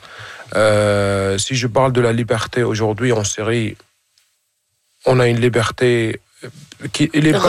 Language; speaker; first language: French; non-native, fluent; Arabic